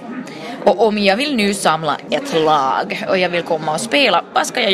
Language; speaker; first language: Swedish; non-native, local second language; Finnish